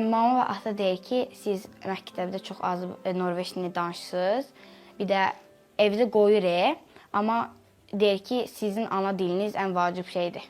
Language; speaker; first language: Azerbaijani; early bilingual, heritage; Azerbaijani